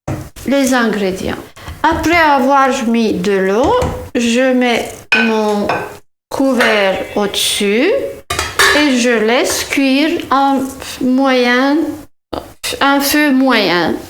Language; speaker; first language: French; non-native, fluent; Turkish